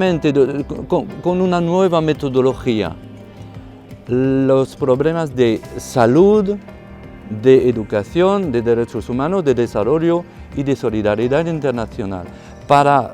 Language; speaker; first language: Spanish; non-native, fluent; French